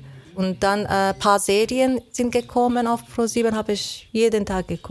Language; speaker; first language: German; non-native, fluent; Persian